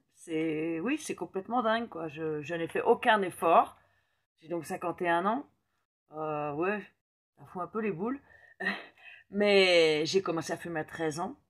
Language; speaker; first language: French; native; French